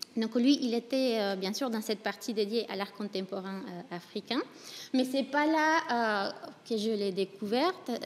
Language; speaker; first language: French; non-native, fluent; Spanish